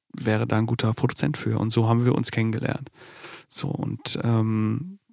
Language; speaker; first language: German; native; German